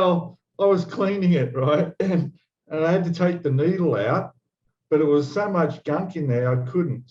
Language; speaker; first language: English; native; English